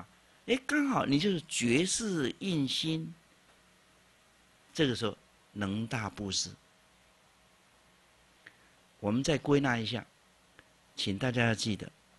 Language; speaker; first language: Chinese; native; Chinese